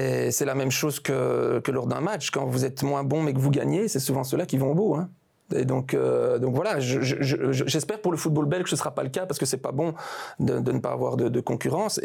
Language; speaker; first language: French; native; French